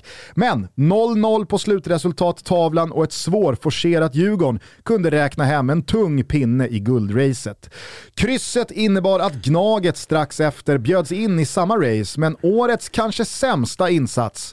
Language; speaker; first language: Swedish; native; Swedish